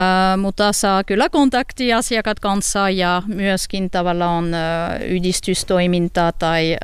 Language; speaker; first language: Finnish; non-native, fluent; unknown